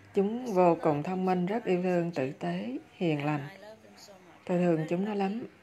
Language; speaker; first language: Vietnamese; native; Vietnamese